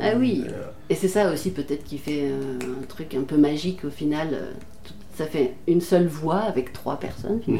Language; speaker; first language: French; native; French